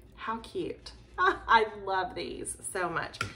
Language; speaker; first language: English; native; English